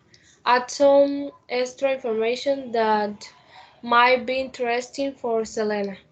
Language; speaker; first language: English; non-native, learner; Spanish